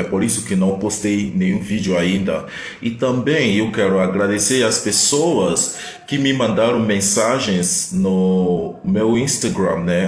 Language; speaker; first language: Portuguese; non-native, fluent; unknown